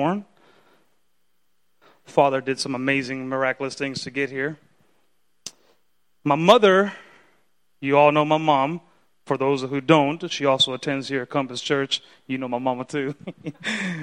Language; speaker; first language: English; early bilingual, other home language; Spanish